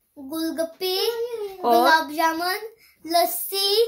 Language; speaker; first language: Hindi; early bilingual, heritage; Hindi